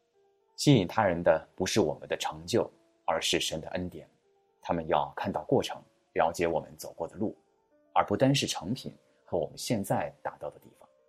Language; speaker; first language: Chinese; native; Chinese